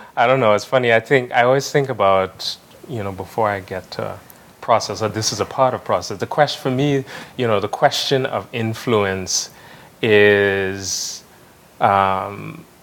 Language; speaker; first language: English; native; English